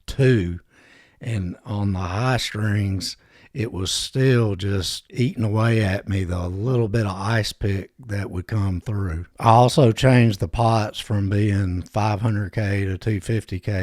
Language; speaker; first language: English; native; English